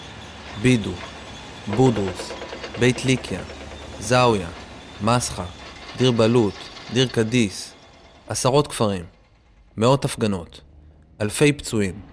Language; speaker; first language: Hebrew; native; Hebrew